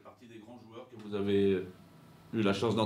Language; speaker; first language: French; native; French